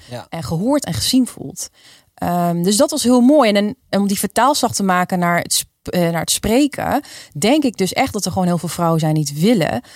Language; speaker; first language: Dutch; native; Dutch